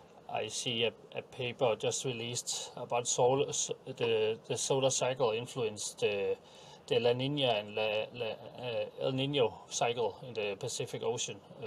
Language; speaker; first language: English; non-native, fluent; Danish